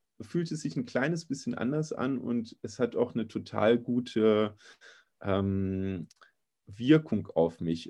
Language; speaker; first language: German; native; German